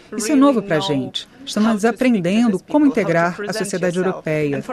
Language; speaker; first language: Portuguese; non-native, fluent; Ukrainian